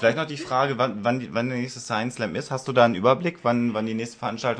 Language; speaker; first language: German; native; German